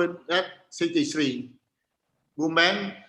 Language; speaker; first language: English; non-native, learner; Khmer